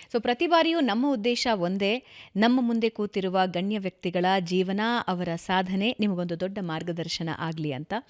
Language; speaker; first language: Kannada; native; Kannada